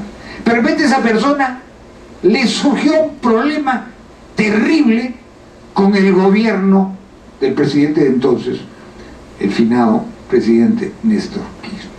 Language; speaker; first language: Spanish; native; Spanish